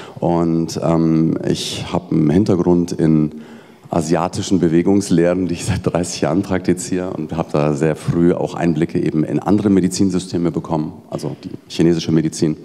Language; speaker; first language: German; native; German